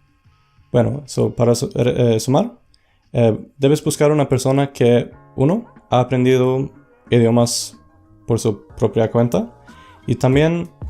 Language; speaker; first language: Spanish; non-native, fluent; Swedish